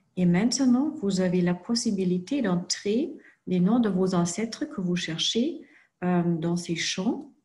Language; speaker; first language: French; non-native, fluent; German